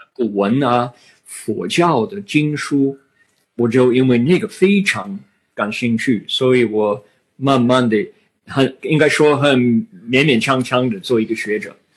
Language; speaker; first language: Chinese; non-native, fluent; English